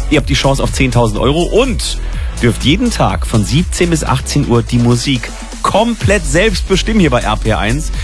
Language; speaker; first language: German; native; German